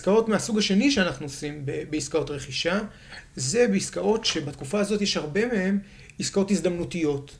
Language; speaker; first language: Hebrew; native; Hebrew